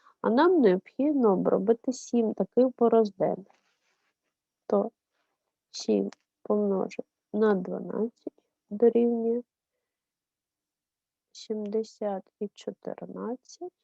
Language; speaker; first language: Ukrainian; native; Ukrainian